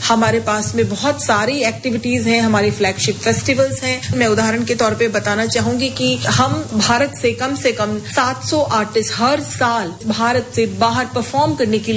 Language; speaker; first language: Hindi; native; Hindi